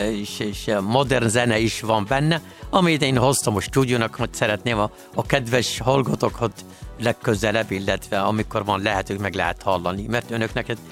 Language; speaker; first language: Hungarian; non-native, learner; Arabic